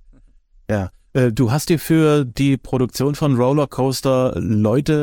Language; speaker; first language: German; native; German